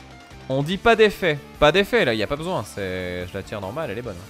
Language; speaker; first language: French; native; French